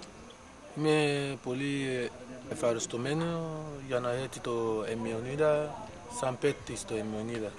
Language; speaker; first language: Greek; non-native, learner; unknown